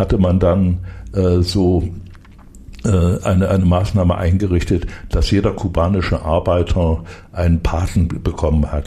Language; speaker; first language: German; native; German